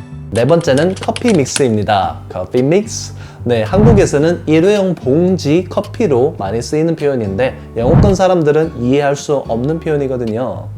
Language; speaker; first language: Korean; native; Korean